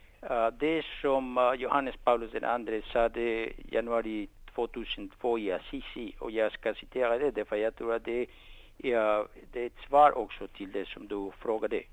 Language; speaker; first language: Swedish; non-native, fluent; Spanish